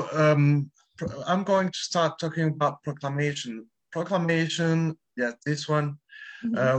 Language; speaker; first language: English; non-native, fluent; French